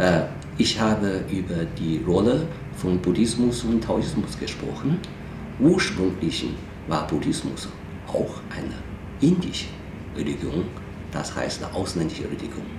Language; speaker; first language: German; non-native, fluent; Chinese